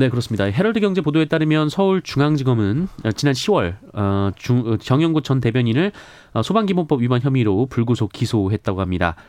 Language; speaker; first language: Korean; native; Korean